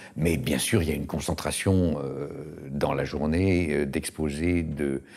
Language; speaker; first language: French; native; French